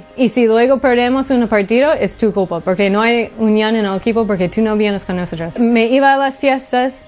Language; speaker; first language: Spanish; non-native, fluent; English